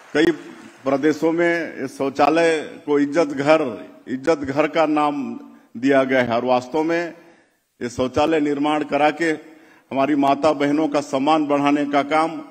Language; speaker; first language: Hindi; native; Hindi